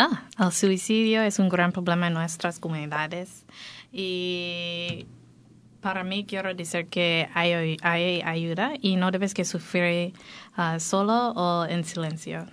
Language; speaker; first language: Spanish; non-native, learner; English